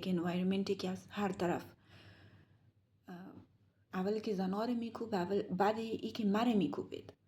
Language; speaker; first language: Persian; early bilingual, heritage; Persian